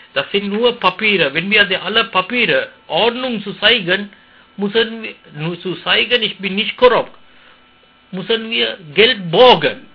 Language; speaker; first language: German; non-native, fluent; Sinhala